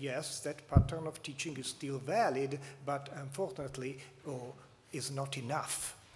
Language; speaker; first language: English; non-native, fluent; Italian